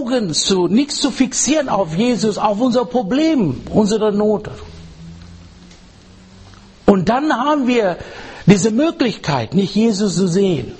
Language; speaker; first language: German; non-native, learner; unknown